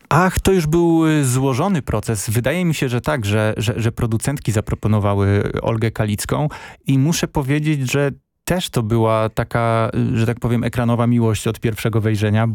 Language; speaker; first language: Polish; native; Polish